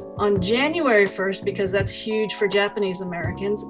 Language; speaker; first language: English; native; English